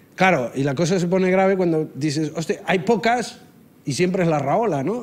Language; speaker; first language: Spanish; non-native, local second language; Catalan